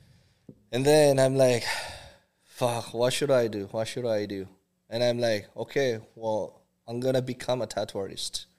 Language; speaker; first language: English; non-native, fluent; Korean